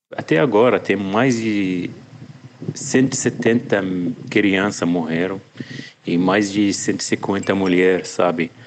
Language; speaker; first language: Portuguese; non-native, learner; Arabic